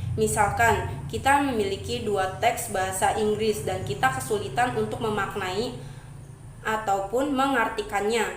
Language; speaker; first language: Indonesian; non-native, local second language; Javanese